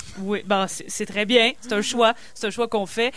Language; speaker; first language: French; native; French